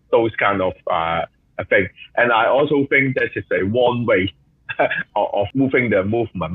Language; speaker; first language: English; non-native, local second language; Cantonese